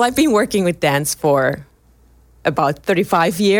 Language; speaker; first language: English; non-native, fluent; Finnish